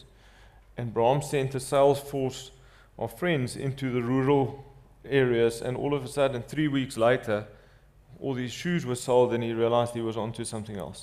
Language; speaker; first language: English; non-native, local second language; Afrikaans